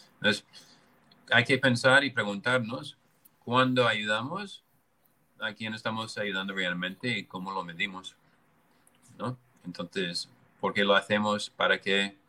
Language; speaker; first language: Spanish; non-native, fluent; English